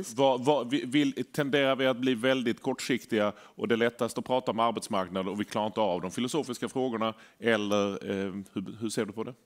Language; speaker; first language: Swedish; native; Swedish